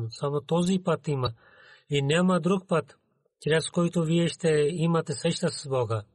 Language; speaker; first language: Bulgarian; non-native, learner; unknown